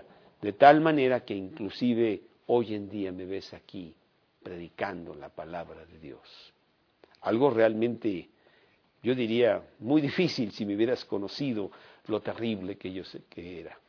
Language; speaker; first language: Spanish; native; Spanish